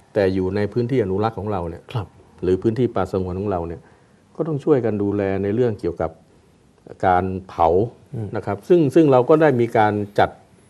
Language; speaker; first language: Thai; native; Thai